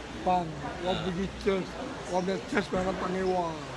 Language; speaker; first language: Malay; non-native, local second language; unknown